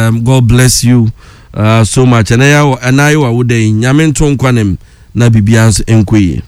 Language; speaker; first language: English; non-native, local second language; Akan